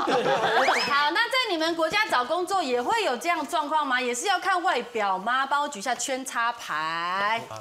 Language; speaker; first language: Chinese; native; Chinese